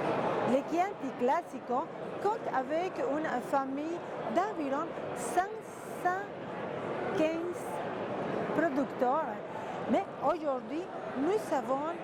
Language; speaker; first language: French; non-native, fluent; Spanish